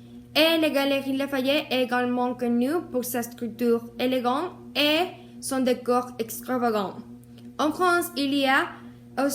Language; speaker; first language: French; non-native, learner; Spanish